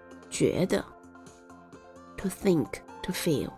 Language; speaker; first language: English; non-native, fluent; Chinese